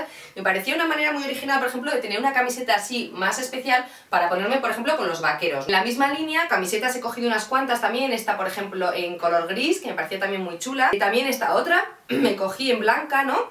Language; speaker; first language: Spanish; native; Spanish